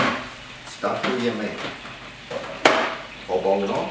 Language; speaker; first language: Polish; non-native, learner; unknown